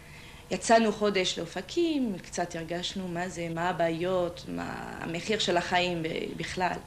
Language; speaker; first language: Hebrew; non-native, fluent; French